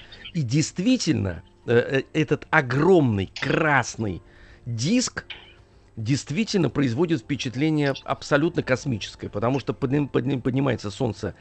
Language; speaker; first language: Russian; native; Russian